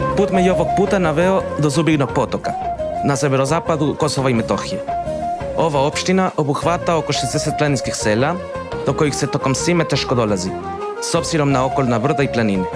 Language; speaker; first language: Croatian; non-native, fluent; Spanish